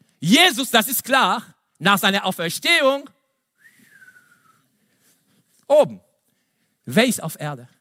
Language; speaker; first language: German; non-native, fluent; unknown